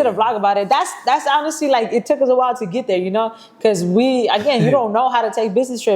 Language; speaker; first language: English; native; English